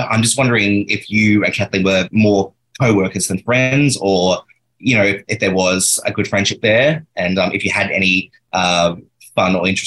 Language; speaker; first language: English; native; English